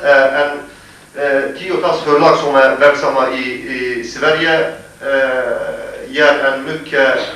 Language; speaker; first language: Swedish; non-native, fluent; Kurdish